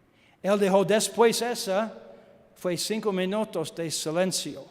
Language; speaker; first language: Spanish; non-native, learner; English